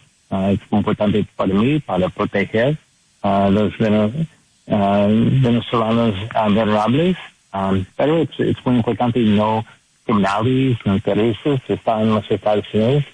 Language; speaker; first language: Spanish; non-native, learner; English